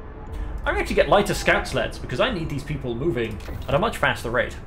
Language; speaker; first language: English; native; English